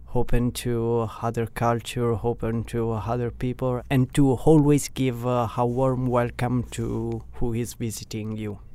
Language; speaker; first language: English; non-native, learner; Italian